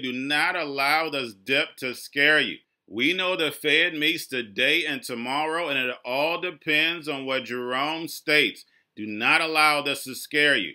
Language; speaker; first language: English; native; English